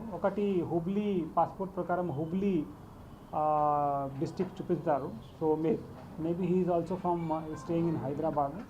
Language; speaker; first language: Telugu; non-native, local second language; Hindi